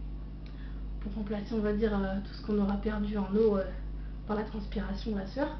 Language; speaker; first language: French; native; French